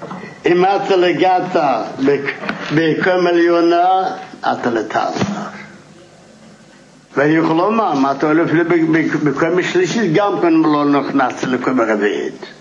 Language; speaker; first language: Hebrew; non-native, fluent; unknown